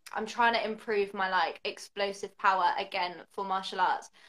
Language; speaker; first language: English; native; English